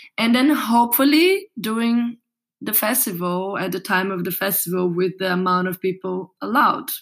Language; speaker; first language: English; non-native, fluent; Portuguese